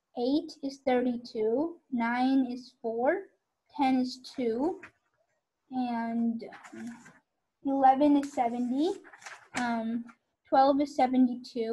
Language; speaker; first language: English; native; English